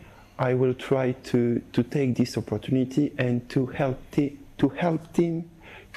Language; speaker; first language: English; non-native, learner; French